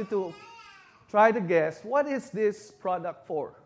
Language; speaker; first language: English; non-native, local second language; Filipino